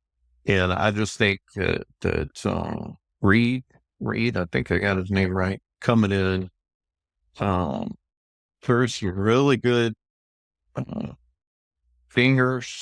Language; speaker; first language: English; native; English